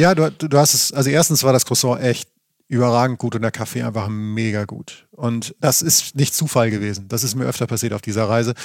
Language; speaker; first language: German; native; German